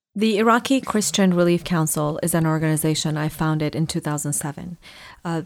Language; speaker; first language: English; non-native, fluent; Persian